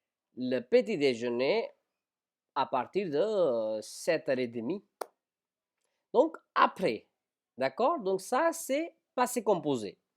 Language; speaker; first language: French; non-native, fluent; Hindi